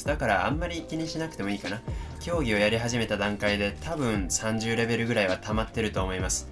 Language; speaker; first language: Japanese; native; Japanese